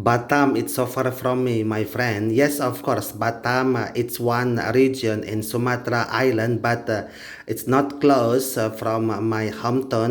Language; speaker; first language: English; non-native, learner; Indonesian